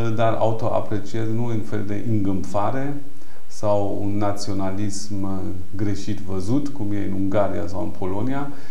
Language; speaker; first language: Romanian; non-native, fluent; Persian